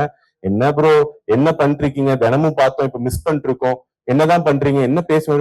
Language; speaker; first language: Tamil; native; Tamil